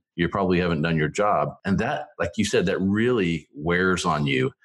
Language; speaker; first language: English; native; English